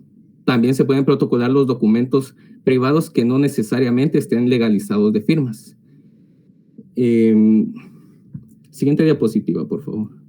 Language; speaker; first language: Spanish; native; Spanish